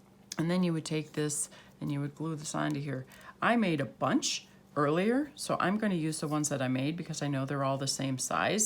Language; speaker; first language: English; native; English